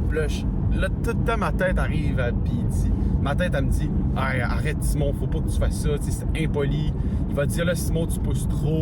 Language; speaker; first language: French; native; French